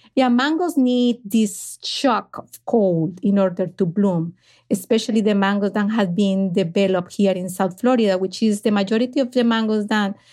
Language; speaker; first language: English; non-native, fluent; Spanish